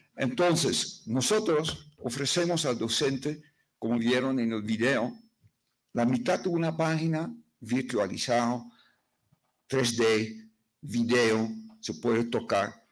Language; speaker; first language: Spanish; non-native, fluent; Dutch